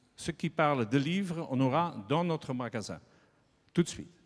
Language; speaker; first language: French; non-native, fluent; Dutch